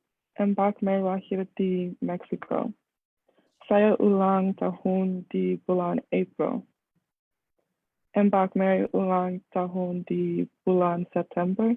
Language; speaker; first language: Indonesian; non-native, learner; English